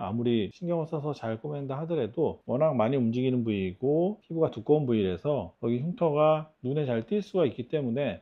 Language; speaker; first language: Korean; native; Korean